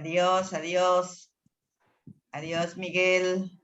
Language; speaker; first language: Spanish; native; Spanish